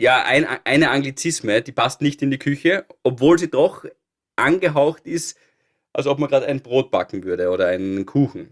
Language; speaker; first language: German; native; German